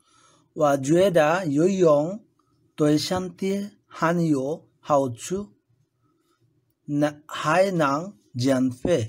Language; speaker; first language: Chinese; non-native, learner; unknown